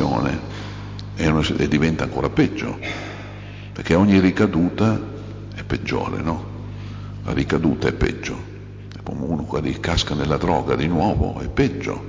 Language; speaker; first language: Italian; native; Italian